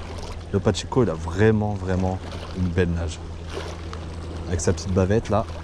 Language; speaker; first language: French; native; French